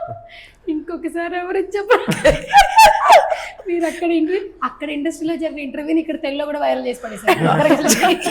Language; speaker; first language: Telugu; native; Telugu